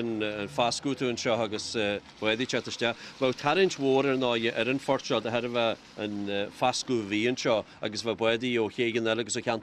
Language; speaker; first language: Irish; native; Irish